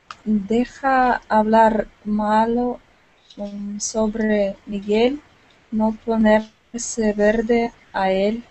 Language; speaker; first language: Spanish; non-native, learner; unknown